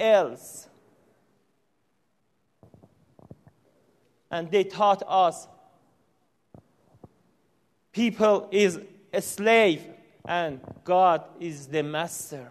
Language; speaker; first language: English; non-native, learner; Persian